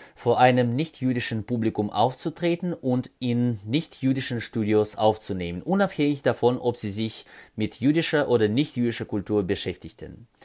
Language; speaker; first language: German; non-native, fluent; Russian